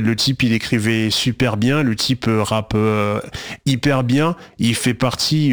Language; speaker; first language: French; native; French